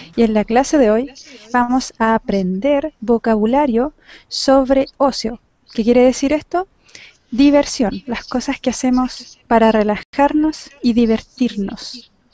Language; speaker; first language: Spanish; native; Spanish